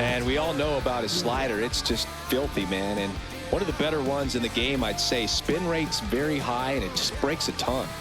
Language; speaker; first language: English; native; English